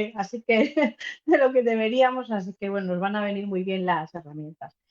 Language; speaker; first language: Spanish; native; Spanish